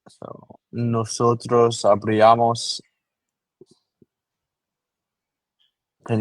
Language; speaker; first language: Spanish; non-native, learner; English